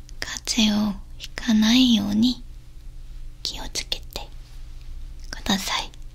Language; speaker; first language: Japanese; non-native, learner; Korean